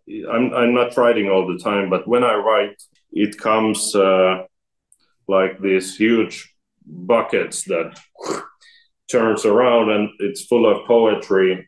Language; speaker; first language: English; non-native, fluent; Finnish